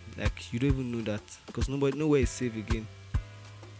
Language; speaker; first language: English; non-native, local second language; Yoruba